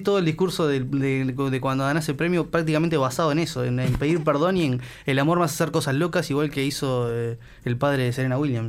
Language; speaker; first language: Spanish; native; Spanish